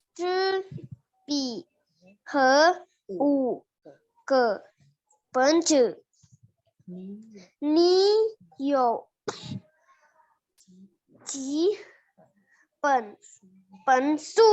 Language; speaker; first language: Chinese; non-native, learner; Indonesian